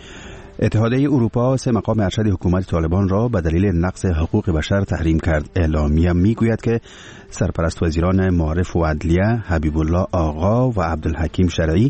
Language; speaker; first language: Persian; native; Persian